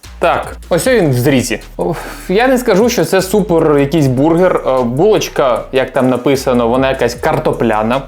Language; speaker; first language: Ukrainian; non-native, local second language; Russian